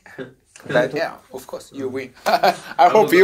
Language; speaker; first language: English; non-native, learner; Japanese